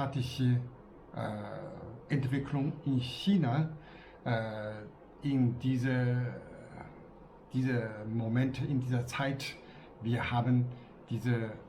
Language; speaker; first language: German; non-native, learner; Chinese